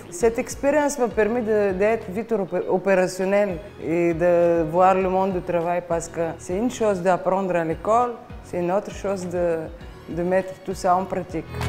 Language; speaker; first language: French; non-native, fluent; Bulgarian